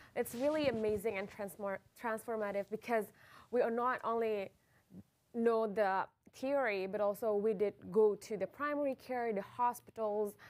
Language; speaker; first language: English; non-native, fluent; Indonesian